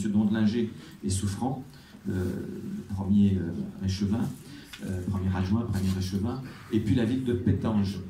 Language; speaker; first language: French; native; French